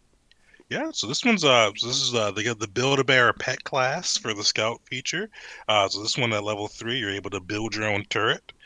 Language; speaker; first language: English; native; English